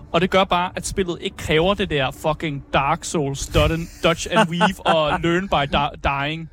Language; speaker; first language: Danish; native; Danish